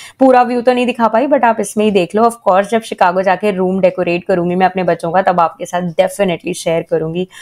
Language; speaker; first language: Hindi; native; Hindi